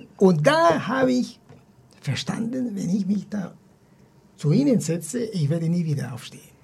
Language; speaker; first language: German; non-native, fluent; Spanish